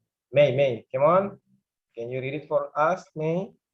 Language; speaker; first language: English; non-native, learner; Indonesian